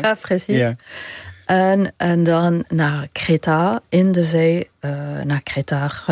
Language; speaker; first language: Dutch; non-native, fluent; Arabic